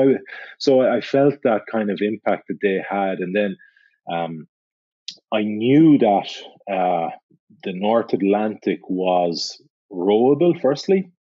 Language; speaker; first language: English; native; English